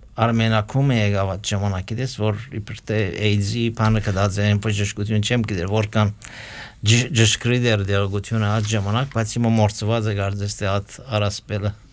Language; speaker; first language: Armenian; early bilingual, heritage; Armenian